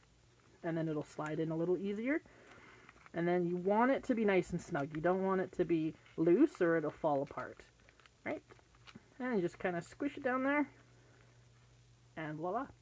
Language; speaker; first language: English; native; English